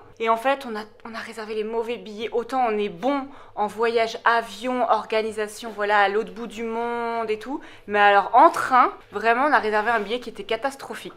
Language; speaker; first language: French; native; French